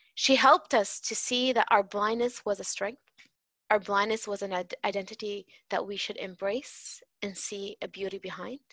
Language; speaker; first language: English; native; English